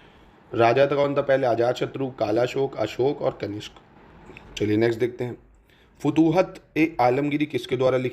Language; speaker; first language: Hindi; native; Hindi